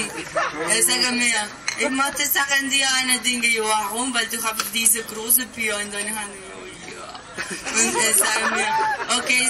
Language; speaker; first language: German; non-native, learner; Spanish